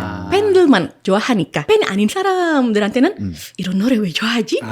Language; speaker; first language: Korean; non-native, fluent; Indonesian